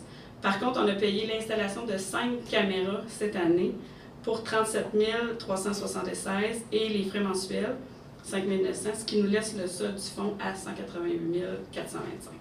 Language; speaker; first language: French; native; French